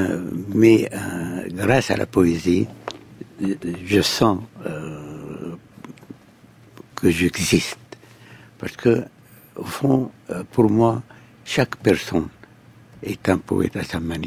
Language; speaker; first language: French; non-native, fluent; Arabic